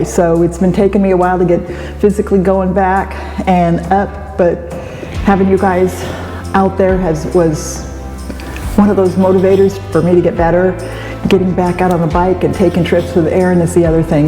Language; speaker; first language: English; native; English